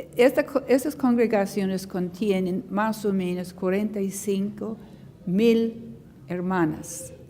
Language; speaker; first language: Spanish; non-native, learner; English